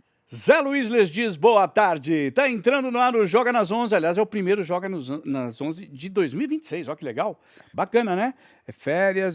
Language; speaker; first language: Portuguese; native; Portuguese